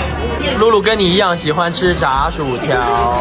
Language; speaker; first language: Chinese; native; Chinese